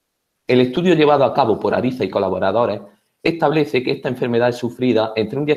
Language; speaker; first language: Spanish; native; Spanish